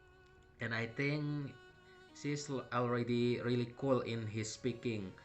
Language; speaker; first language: English; non-native, learner; Indonesian